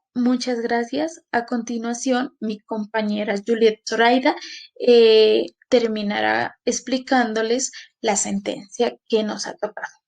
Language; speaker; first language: Spanish; native; Spanish